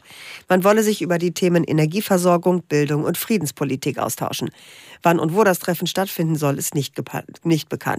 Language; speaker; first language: German; native; German